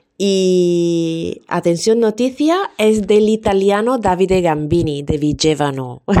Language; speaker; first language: Spanish; non-native, fluent; Italian